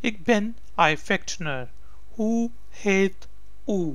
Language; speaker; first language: Dutch; non-native, learner; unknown